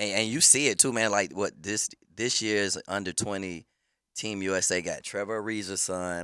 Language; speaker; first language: English; native; English